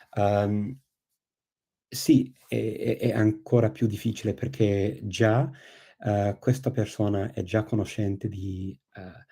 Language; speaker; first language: Italian; non-native, fluent; English